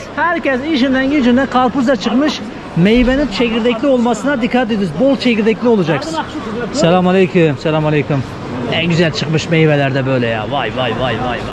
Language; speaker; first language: Turkish; native; Turkish